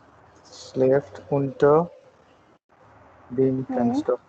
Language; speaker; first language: German; non-native, learner; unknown